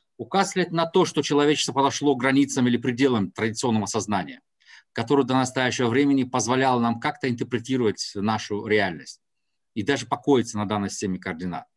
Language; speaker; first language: Russian; non-native, local second language; Tajik